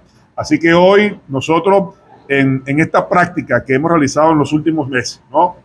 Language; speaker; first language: Spanish; native; Spanish